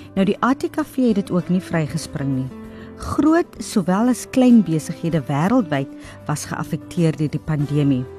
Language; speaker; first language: Afrikaans; native; Afrikaans